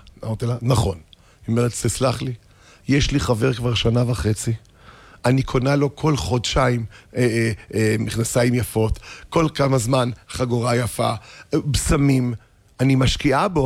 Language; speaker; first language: Hebrew; native; Hebrew